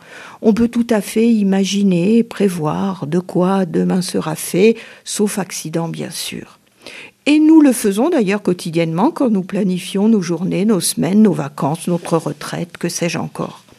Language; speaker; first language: French; native; French